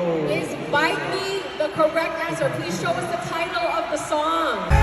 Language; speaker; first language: English; non-native, local second language; Filipino